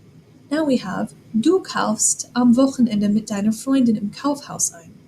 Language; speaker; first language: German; non-native, fluent; English